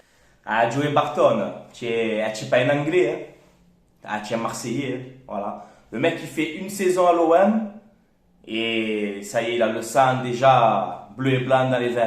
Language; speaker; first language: French; native; French